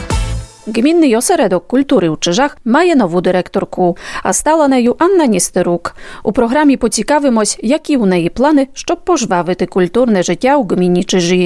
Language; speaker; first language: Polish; non-native, local second language; Ukrainian